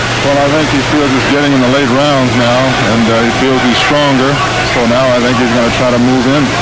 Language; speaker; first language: English; native; English